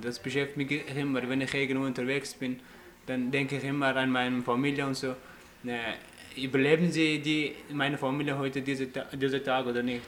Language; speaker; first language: German; non-native, fluent; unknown